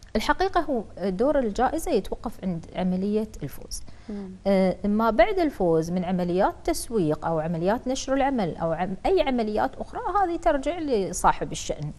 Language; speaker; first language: Arabic; native; Arabic